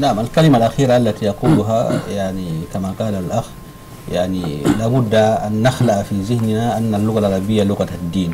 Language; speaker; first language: Arabic; non-native, fluent; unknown